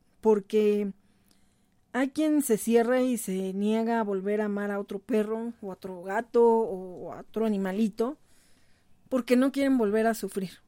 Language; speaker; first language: Spanish; native; Spanish